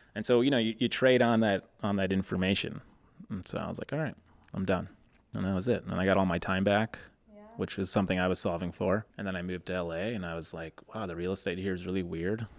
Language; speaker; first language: English; native; English